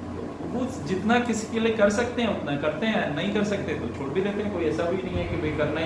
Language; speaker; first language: Hindi; native; Hindi